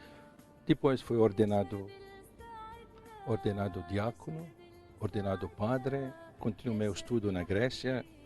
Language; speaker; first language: Portuguese; non-native, fluent; Arabic